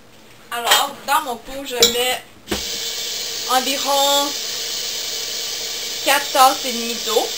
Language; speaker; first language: French; non-native, local second language; English